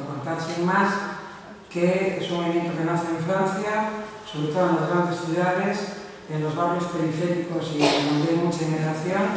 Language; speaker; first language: Spanish; native; Spanish